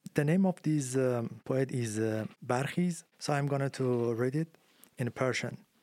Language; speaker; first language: English; non-native, fluent; Persian